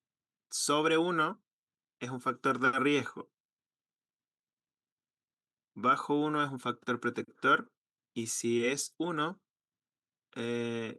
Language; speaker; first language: Spanish; native; Spanish